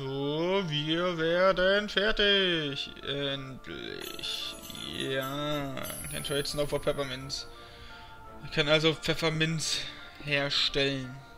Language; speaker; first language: German; native; German